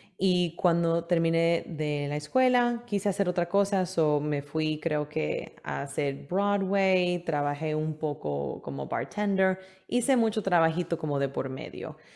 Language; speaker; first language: Spanish; early bilingual, heritage; Spanish